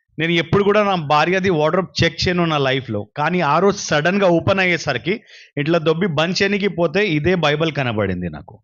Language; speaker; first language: Telugu; non-native, local second language; Urdu